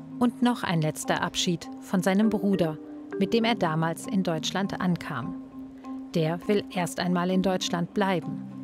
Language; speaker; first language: German; native; German